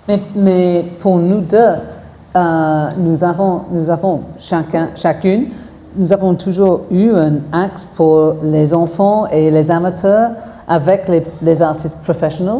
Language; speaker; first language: French; non-native, fluent; English